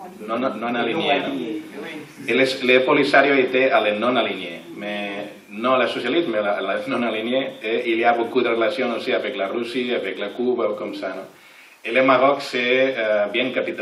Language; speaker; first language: French; non-native, learner; Catalan